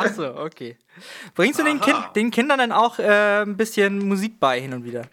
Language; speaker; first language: German; native; German